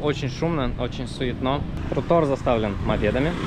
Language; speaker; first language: Russian; native; Russian